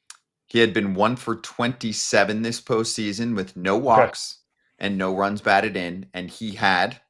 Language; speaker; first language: English; native; English